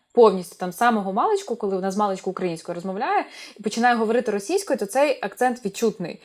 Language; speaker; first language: Ukrainian; non-native, local second language; Russian